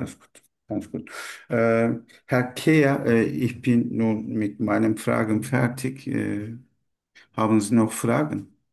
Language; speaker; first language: German; non-native, learner; Turkish